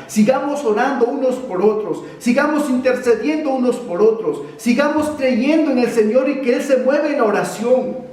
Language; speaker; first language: Spanish; native; Spanish